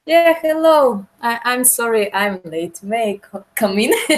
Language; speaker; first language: English; non-native, learner; Russian